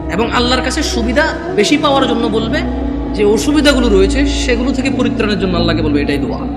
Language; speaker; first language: Bangla; early bilingual, heritage; Bangla